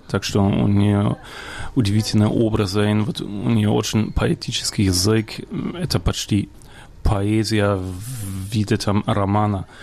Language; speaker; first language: Russian; non-native, fluent; German